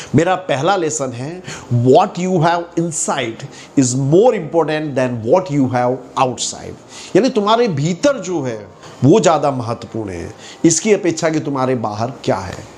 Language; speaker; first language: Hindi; native; Hindi